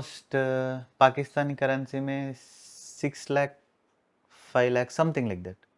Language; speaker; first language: Hindi; non-native, local second language; Telugu